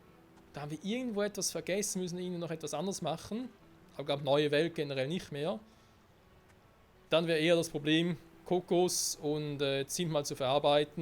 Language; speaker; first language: German; native; German